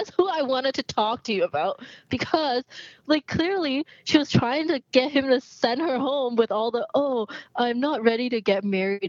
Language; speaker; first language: English; non-native, local second language; Cantonese